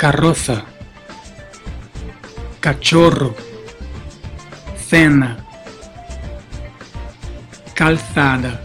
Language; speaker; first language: Spanish; non-native, fluent; Portuguese